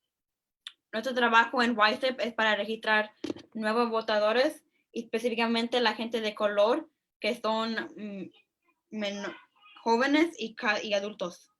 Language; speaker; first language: Spanish; early bilingual, heritage; Spanish